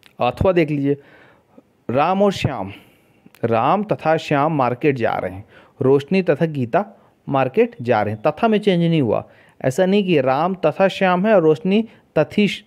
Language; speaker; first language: Hindi; native; Hindi